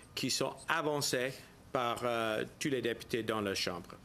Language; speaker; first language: French; non-native, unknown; English